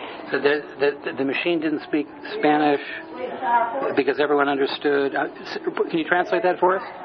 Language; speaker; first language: English; native; English